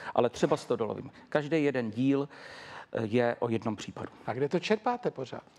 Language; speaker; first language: Czech; native; Czech